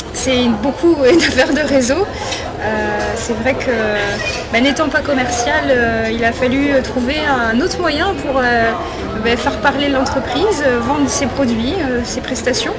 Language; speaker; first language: French; native; French